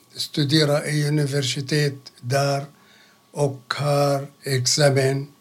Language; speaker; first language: Swedish; non-native, learner; Arabic